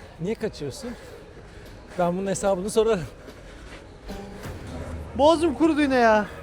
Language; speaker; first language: Turkish; native; Turkish